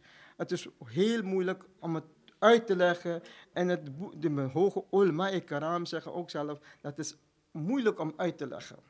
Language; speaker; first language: Dutch; non-native, fluent; Urdu